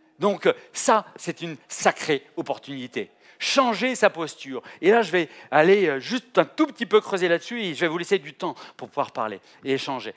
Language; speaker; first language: French; native; French